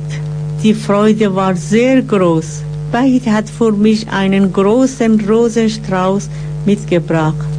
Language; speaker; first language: German; non-native, fluent; Persian